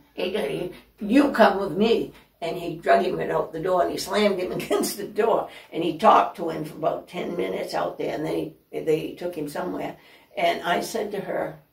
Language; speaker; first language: English; native; English